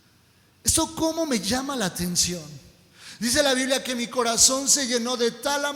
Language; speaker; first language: Spanish; native; Spanish